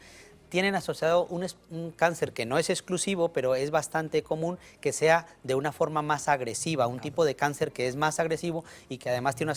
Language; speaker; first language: Spanish; native; Spanish